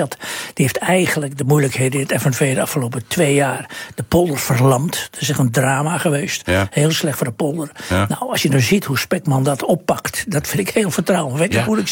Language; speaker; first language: Dutch; native; Dutch